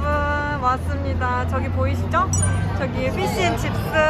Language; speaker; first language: Korean; native; Korean